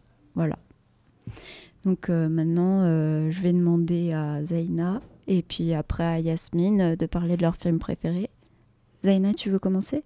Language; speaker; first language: French; native; French